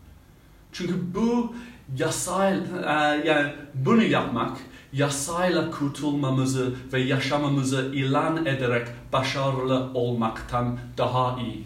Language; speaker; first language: Turkish; non-native, fluent; English